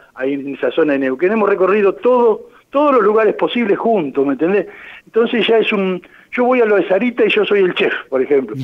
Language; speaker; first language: Spanish; native; Spanish